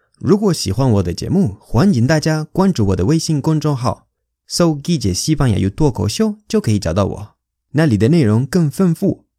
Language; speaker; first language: Chinese; non-native, fluent; Spanish